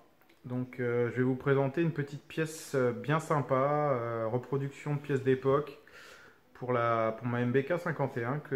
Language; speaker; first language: French; native; French